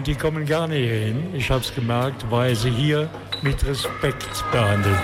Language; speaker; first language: German; native; German